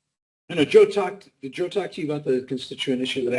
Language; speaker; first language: English; native; English